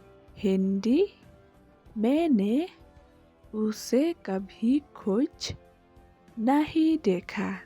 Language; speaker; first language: Hindi; non-native, local second language; Khasi